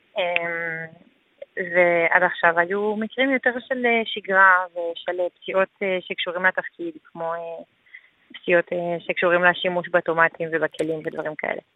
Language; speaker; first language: Hebrew; non-native, fluent; French